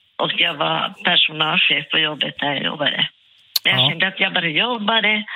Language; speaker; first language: Swedish; non-native, local second language; Finnish